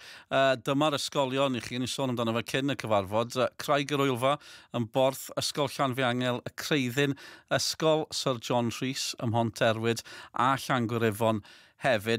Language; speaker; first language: Welsh; native; Welsh